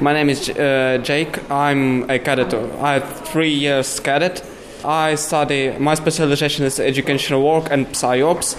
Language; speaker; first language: English; non-native, learner; Ukrainian